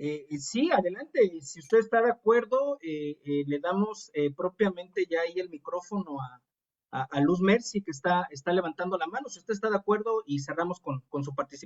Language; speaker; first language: Spanish; native; Spanish